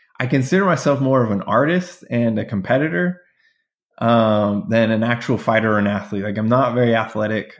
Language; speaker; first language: English; native; English